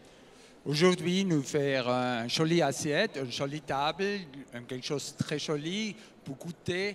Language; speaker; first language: French; non-native, learner; German